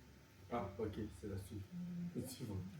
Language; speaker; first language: French; native; French